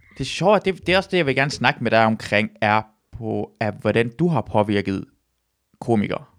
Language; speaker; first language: Danish; early bilingual, other home language; Persian